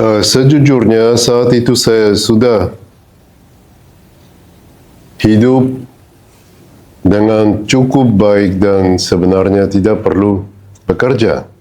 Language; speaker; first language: Indonesian; non-native, fluent; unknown